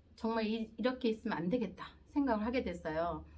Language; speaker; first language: Korean; native; Korean